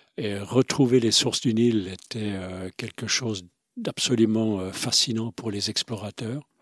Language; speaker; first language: French; non-native, local second language; Swiss German